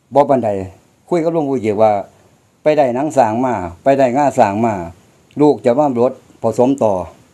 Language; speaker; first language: Thai; native; Thai